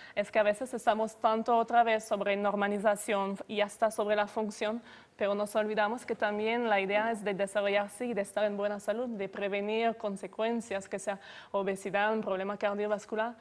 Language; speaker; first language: Spanish; non-native, fluent; French